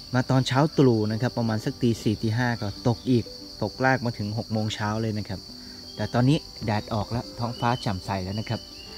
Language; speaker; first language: Thai; native; Thai